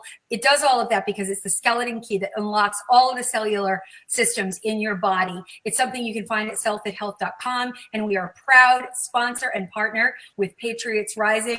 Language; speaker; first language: English; native; English